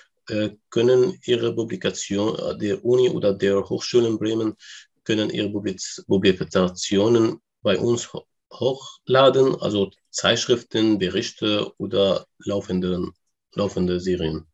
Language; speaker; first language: German; non-native, learner; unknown